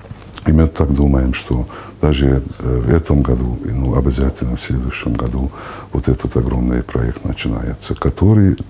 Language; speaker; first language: Russian; non-native, fluent; Hungarian